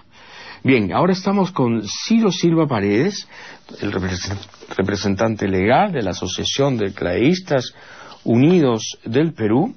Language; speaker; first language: Spanish; native; Spanish